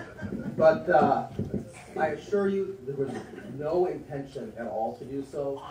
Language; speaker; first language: English; native; English